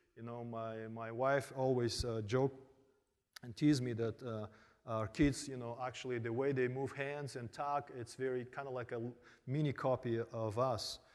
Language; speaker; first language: English; early bilingual, other home language; Korean